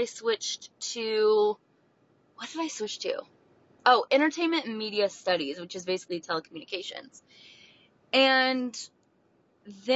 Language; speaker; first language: English; native; English